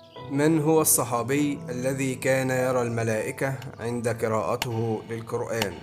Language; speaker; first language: Arabic; native; Arabic